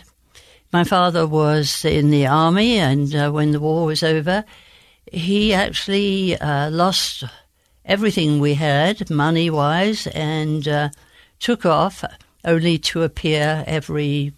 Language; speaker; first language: English; native; English